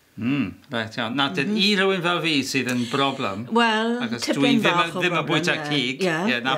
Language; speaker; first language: Welsh; native; Welsh